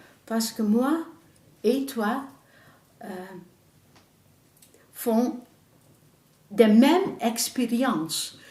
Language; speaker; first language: French; non-native, fluent; Dutch